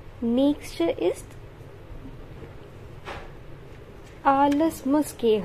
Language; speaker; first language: German; non-native, learner; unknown